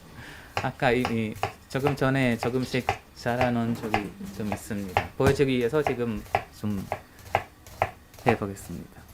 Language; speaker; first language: Korean; non-native, learner; Hungarian